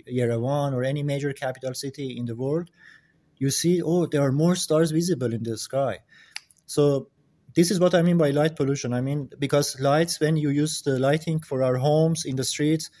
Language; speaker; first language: English; non-native, fluent; Persian